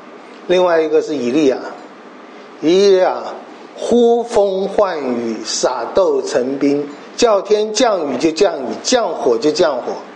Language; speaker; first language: Chinese; native; Chinese